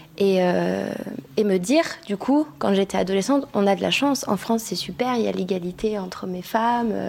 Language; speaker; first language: French; non-native, fluent; Spanish